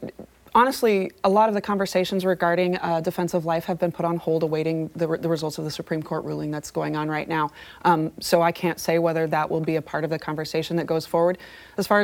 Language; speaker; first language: English; native; English